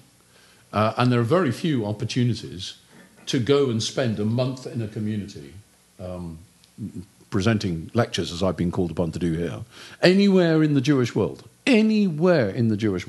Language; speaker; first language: English; native; English